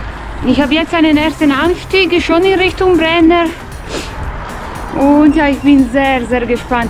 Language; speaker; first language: German; non-native, fluent; Italian